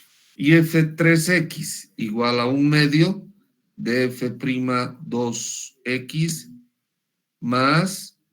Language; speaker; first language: Spanish; native; Spanish